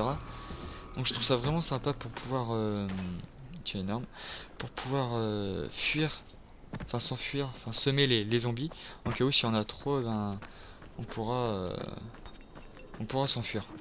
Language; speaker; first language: French; native; French